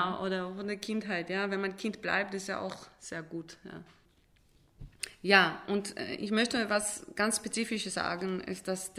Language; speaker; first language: German; non-native, fluent; Hebrew